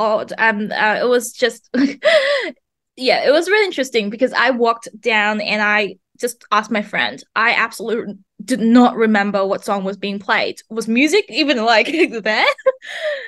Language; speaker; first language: English; non-native, fluent; Vietnamese